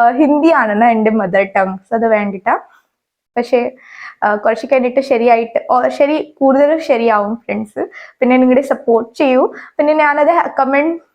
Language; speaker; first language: Malayalam; non-native, learner; Hindi